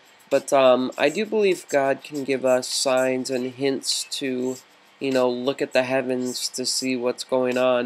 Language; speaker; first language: English; native; English